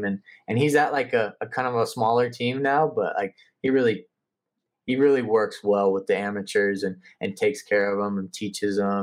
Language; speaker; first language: English; native; English